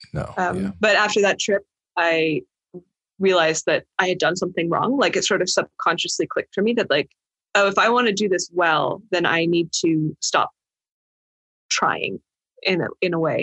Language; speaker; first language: English; native; English